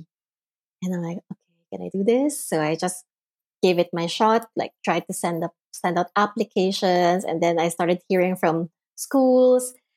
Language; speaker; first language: English; non-native, local second language; Filipino